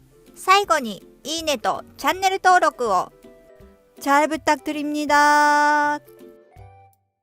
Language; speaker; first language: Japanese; non-native, fluent; Korean